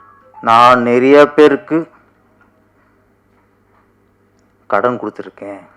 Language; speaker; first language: Tamil; native; Tamil